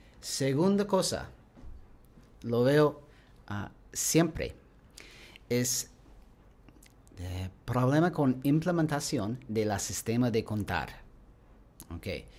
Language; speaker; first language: Spanish; non-native, learner; English